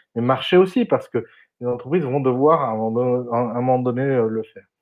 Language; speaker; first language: French; non-native, fluent; Spanish